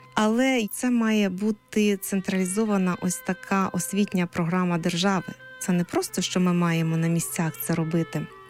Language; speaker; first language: Ukrainian; native; Ukrainian